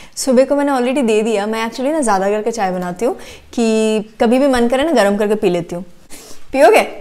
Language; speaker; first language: Hindi; non-native, local second language; Bangla